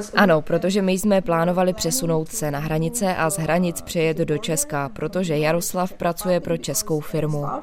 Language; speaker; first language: Czech; non-native, fluent; Ukrainian